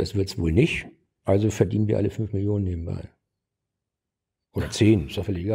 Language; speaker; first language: German; native; German